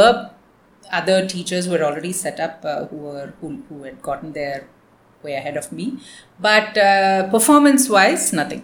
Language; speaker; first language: English; non-native, local second language; Tamil